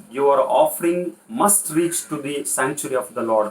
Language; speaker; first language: Hindi; non-native, local second language; Kannada